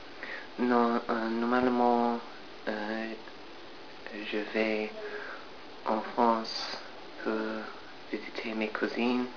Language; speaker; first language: French; non-native, learner; English